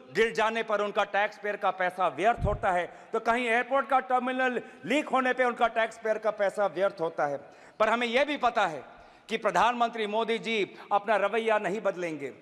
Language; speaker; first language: Hindi; non-native, local second language; Assamese